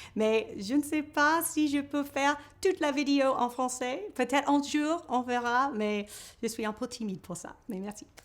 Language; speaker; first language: French; non-native, learner; English